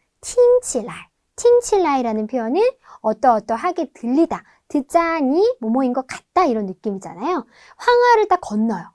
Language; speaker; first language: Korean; native; Korean